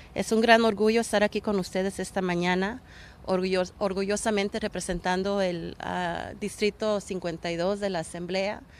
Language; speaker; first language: Spanish; early bilingual, heritage; Spanish